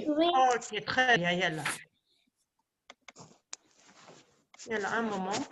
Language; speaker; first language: French; non-native, local second language; Arabic